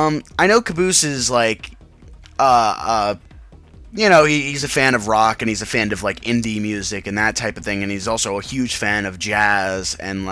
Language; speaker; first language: English; native; English